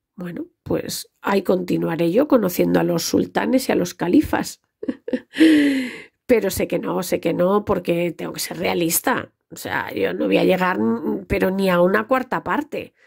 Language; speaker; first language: Spanish; native; Spanish